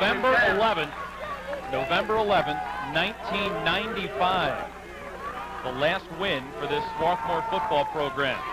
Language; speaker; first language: English; native; English